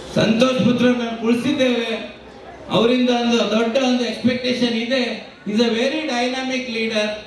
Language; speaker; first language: Kannada; native; Kannada